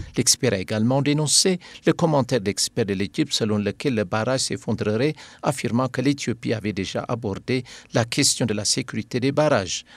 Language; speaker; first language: French; non-native, fluent; Amharic